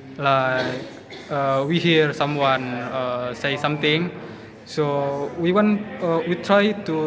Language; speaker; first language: English; non-native, learner; Indonesian